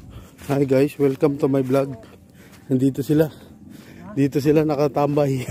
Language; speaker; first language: Filipino; native; Filipino